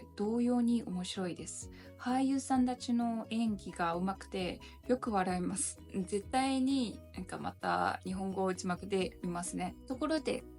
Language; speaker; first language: Japanese; non-native, learner; Chinese